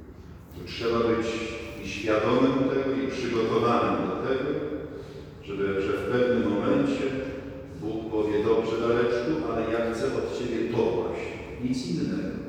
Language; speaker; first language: Polish; native; Polish